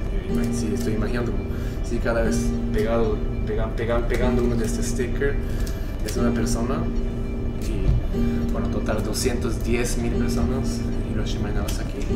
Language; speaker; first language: Spanish; non-native, learner; Japanese